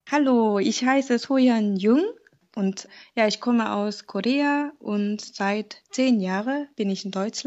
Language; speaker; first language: German; non-native, fluent; Korean